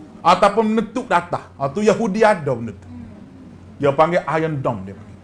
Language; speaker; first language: Malay; native; Malay